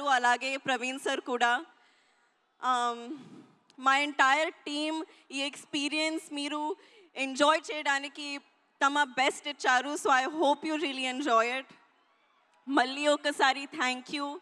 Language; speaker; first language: Telugu; non-native, learner; Hindi